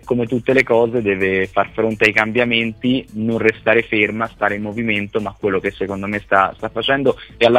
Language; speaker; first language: Italian; native; Italian